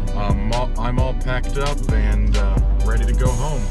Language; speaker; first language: English; native; English